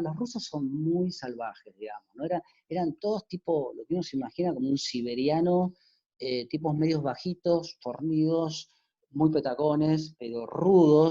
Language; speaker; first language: Spanish; native; Spanish